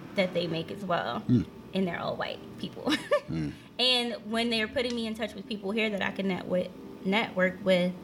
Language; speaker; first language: English; native; English